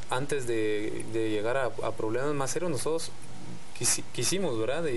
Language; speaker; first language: Spanish; native; Spanish